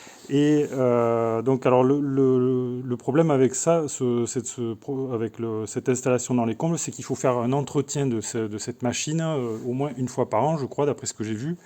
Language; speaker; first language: French; native; French